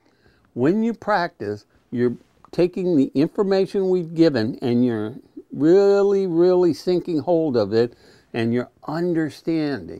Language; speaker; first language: English; native; English